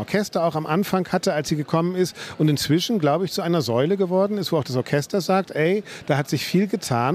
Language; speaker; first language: German; native; German